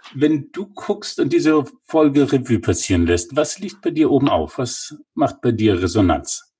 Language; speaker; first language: German; native; German